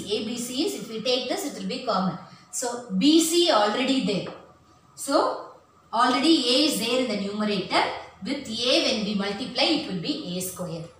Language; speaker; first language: English; non-native, local second language; Tamil